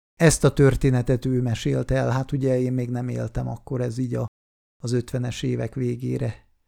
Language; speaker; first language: Hungarian; non-native, fluent; Swiss German